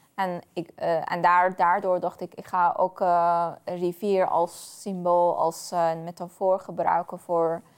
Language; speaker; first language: Dutch; non-native, fluent; Persian